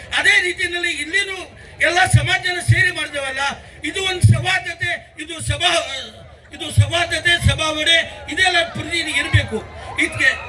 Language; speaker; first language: Kannada; non-native, local second language; Konkani